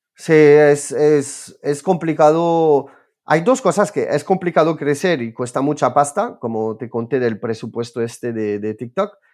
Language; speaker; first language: Spanish; non-native, fluent; French